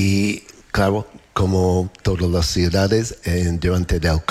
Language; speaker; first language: Spanish; non-native, learner; English